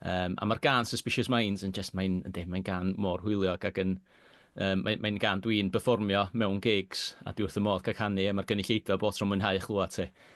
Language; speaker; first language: Welsh; native; Welsh